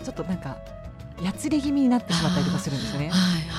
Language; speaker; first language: Japanese; native; Japanese